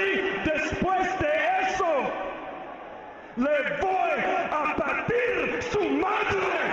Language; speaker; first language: Spanish; non-native, learner; English